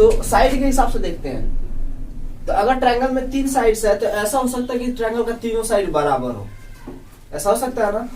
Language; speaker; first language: Hindi; native; Hindi